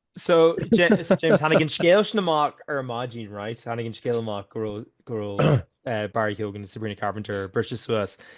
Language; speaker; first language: Irish; native; Irish